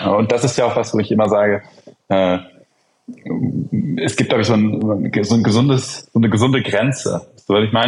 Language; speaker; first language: German; native; German